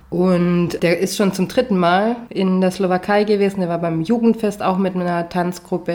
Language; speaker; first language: German; native; German